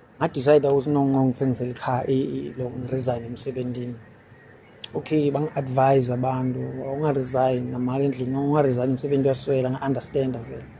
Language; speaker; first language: Zulu; non-native, local second language; Swati